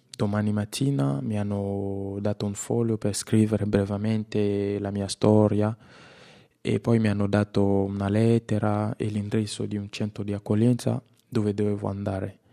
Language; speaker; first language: Italian; non-native, fluent; Lingala